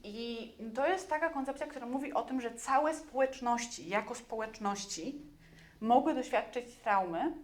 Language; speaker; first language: Polish; native; Polish